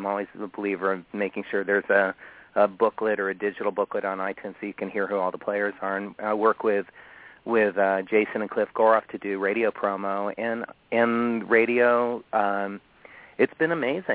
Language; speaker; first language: English; native; English